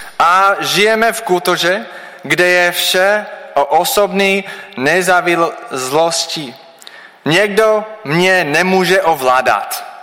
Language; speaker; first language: Czech; non-native, learner; English